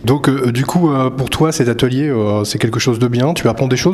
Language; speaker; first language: French; native; French